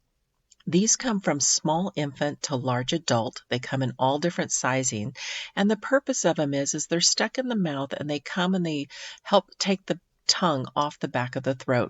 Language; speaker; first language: English; native; English